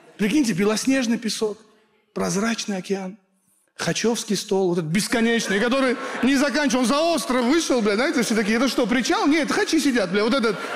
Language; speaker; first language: Russian; early bilingual, other home language; Kurdish